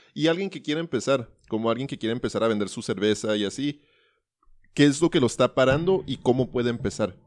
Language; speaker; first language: Spanish; early bilingual, heritage; Spanish